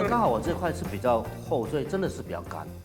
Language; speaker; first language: Chinese; native; Chinese